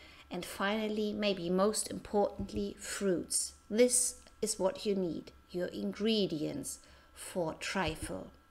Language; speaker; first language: English; non-native, fluent; German